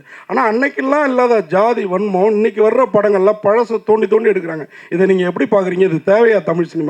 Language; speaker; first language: Tamil; native; Tamil